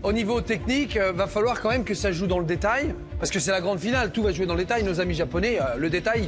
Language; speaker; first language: French; native; French